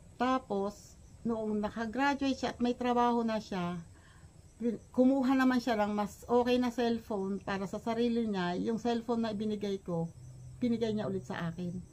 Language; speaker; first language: Filipino; native; Filipino